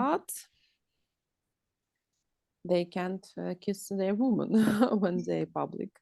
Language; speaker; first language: English; non-native, learner; Russian